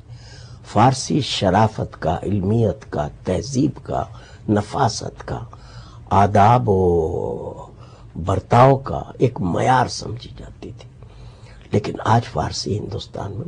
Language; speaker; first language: Urdu; native; Urdu